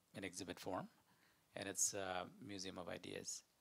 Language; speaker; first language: English; non-native, local second language; Malayalam